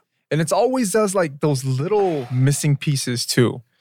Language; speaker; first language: English; early bilingual, other home language; Korean